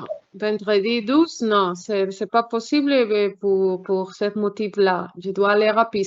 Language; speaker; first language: French; non-native, learner; Spanish